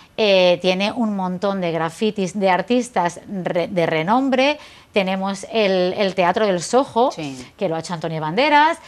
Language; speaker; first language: Spanish; native; Spanish